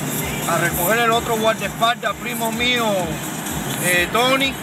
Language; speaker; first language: Spanish; native; Spanish